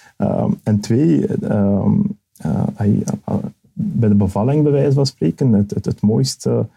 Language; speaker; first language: Dutch; early bilingual, other home language; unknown